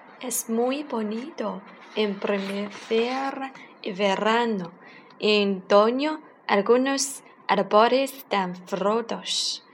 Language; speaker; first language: Spanish; non-native, fluent; Chinese